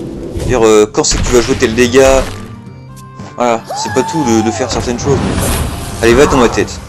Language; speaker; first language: French; native; French